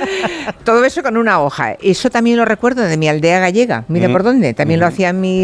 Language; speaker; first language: Spanish; native; Spanish